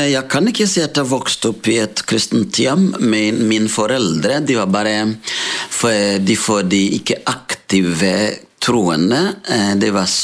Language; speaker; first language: Norwegian; non-native, fluent; Rundi